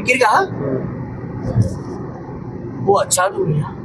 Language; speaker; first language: Hindi; non-native, learner; Baluchi